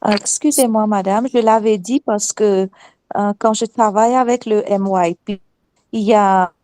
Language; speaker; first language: French; non-native, fluent; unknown